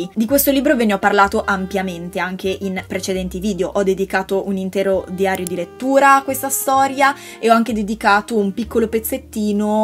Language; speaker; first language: Italian; native; Italian